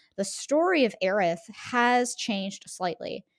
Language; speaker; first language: English; native; English